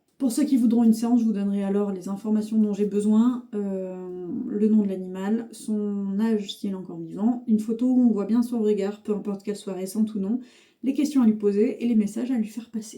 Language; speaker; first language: French; native; French